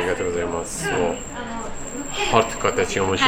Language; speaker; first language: Japanese; non-native, learner; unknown